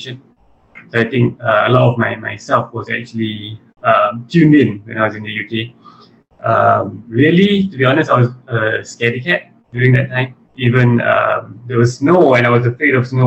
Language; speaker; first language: English; early bilingual, other home language; Malay